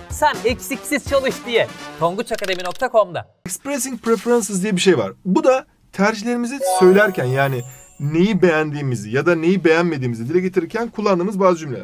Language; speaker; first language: Turkish; native; Turkish